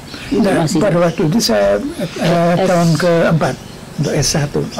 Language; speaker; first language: Indonesian; non-native, fluent; English